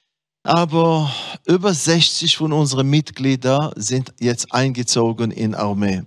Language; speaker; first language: German; non-native, fluent; Hebrew